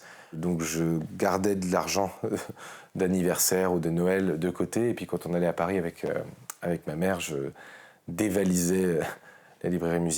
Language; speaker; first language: French; native; French